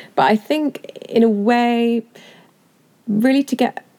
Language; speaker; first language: English; native; English